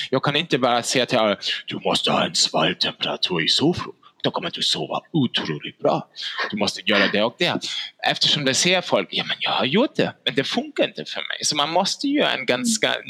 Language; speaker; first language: Swedish; non-native, fluent; German